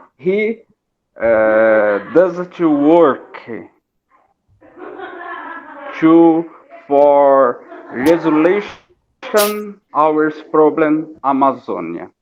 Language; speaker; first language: English; non-native, learner; Portuguese